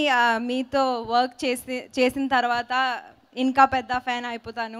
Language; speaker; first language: Telugu; non-native, fluent; Hindi